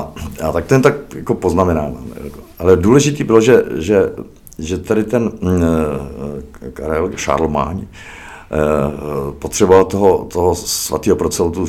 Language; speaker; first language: Czech; native; Czech